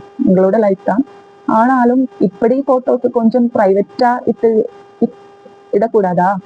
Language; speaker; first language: Tamil; non-native, learner; Malayalam